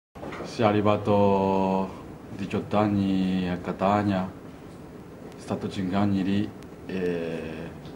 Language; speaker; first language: Italian; non-native, fluent; Japanese